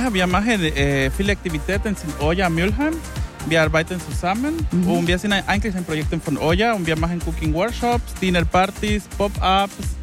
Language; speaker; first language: German; non-native, learner; Spanish